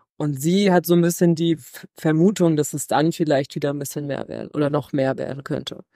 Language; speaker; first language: German; native; German